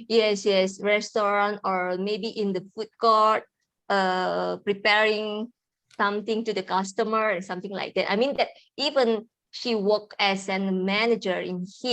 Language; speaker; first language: English; non-native, learner; Indonesian